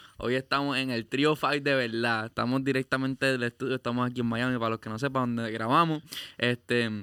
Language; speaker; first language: Spanish; early bilingual, heritage; Spanish